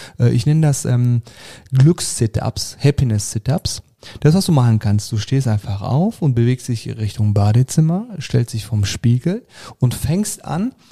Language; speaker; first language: German; early bilingual, other home language; Turkish